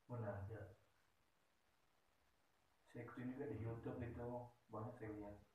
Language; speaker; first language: Indonesian; native; Indonesian